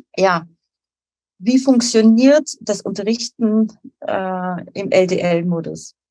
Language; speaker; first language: German; non-native, fluent; French